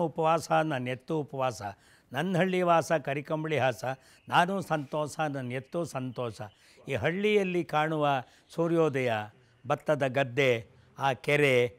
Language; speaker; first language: Kannada; non-native, local second language; Tamil